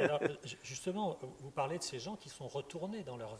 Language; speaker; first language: French; native; French